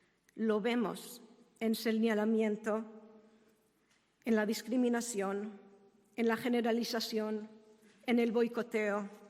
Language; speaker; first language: Spanish; non-native, fluent; Hebrew